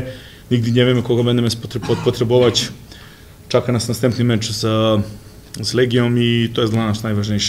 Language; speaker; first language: Polish; non-native, fluent; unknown